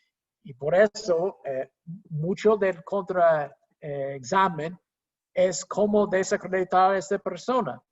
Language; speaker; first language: Spanish; non-native, fluent; English